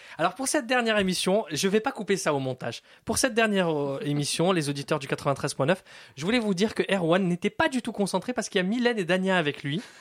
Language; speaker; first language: French; native; French